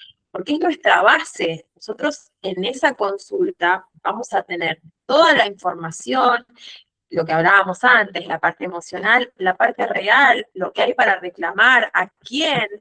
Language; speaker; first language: Spanish; native; Spanish